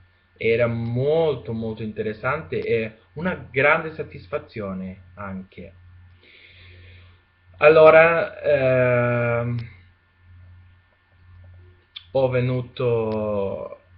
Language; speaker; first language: Italian; non-native, learner; Spanish